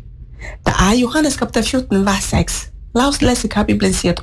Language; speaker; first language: Norwegian; non-native, fluent; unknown